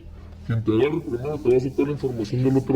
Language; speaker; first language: Spanish; native; Spanish